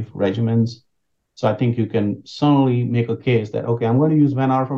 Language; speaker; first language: English; non-native, local second language; Hindi